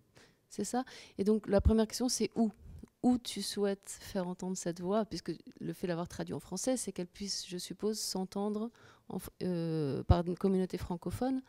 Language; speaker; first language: French; native; French